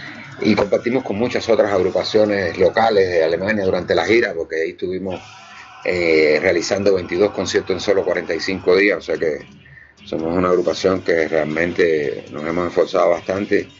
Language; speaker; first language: Spanish; native; Spanish